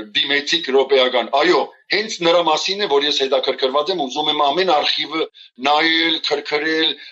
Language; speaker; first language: Armenian; early bilingual, heritage; Armenian